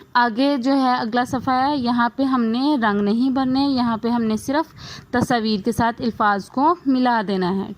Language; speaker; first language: Urdu; non-native, local second language; Punjabi